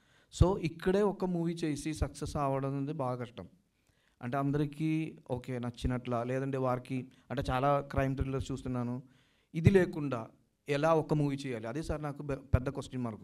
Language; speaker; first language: Telugu; non-native, learner; Malayalam